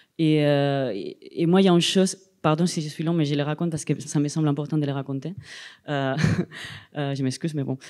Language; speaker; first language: French; non-native, fluent; Spanish